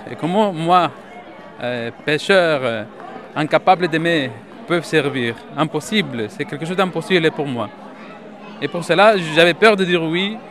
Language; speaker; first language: French; non-native, fluent; Spanish